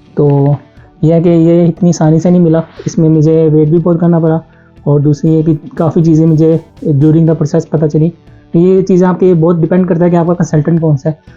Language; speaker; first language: Urdu; non-native, local second language; Punjabi